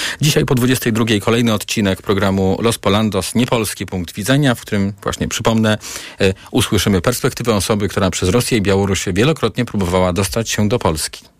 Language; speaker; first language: Polish; native; Polish